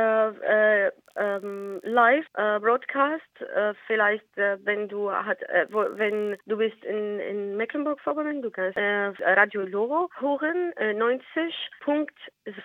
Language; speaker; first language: German; non-native, learner; Arabic